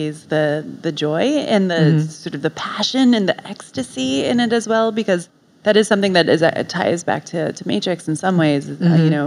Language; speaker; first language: English; native; English